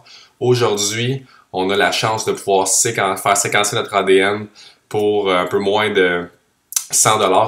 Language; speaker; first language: French; native; French